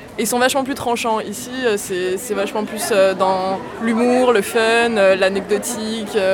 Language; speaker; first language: French; native; French